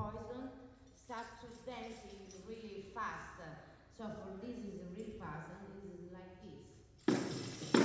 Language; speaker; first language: English; non-native, learner; Italian